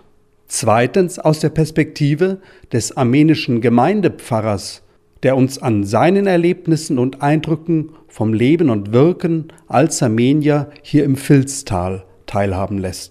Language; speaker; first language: German; native; German